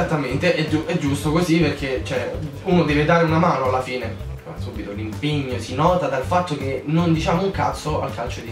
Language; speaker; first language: Italian; native; Italian